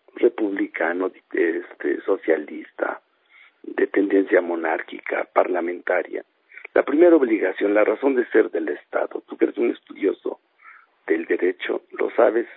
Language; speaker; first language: Spanish; native; Spanish